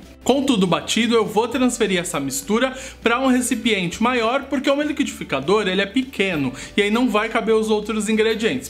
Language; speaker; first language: Portuguese; native; Portuguese